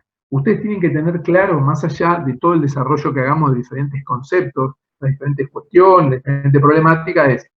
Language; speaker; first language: Spanish; native; Spanish